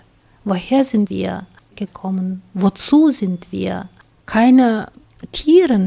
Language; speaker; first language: German; non-native, fluent; Russian